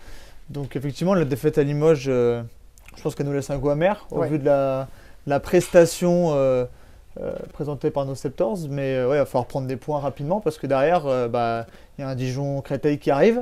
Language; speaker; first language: French; native; French